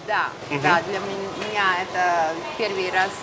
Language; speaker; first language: Russian; non-native, fluent; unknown